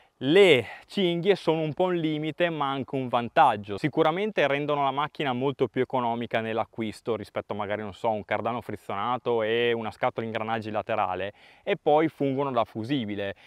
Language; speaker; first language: Italian; native; Italian